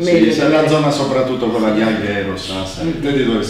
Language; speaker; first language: Italian; native; Italian